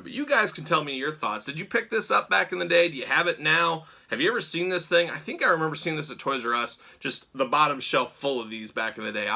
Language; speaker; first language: English; native; English